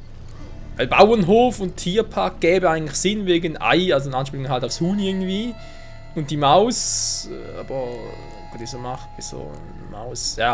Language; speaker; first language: German; native; German